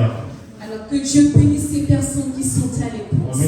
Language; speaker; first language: French; non-native, local second language; Ewe